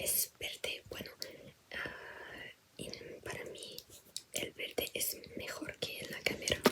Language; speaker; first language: Spanish; non-native, fluent; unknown